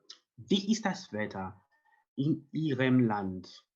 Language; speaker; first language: German; non-native, learner; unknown